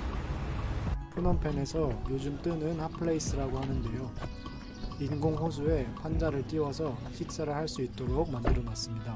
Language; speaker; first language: Korean; native; Korean